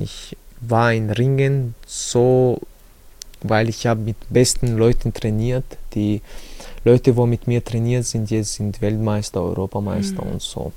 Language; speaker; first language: German; early bilingual, other home language; Chechen